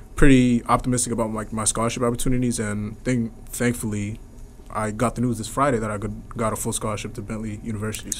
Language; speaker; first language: English; native; English